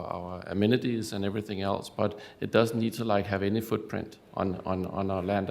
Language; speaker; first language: English; non-native, fluent; Danish